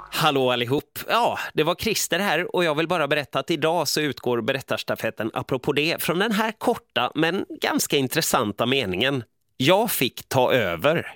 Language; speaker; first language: Swedish; native; Swedish